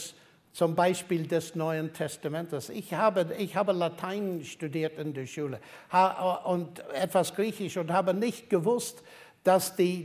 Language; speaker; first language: German; non-native, fluent; English